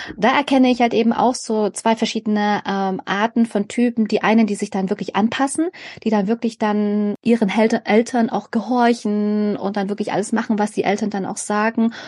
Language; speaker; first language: German; early bilingual, other home language; Vietnamese